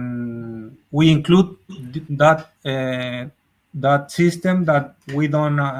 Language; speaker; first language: English; non-native, learner; Spanish